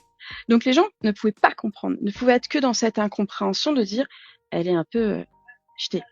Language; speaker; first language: French; native; French